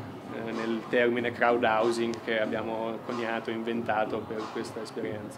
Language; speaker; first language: Italian; native; Italian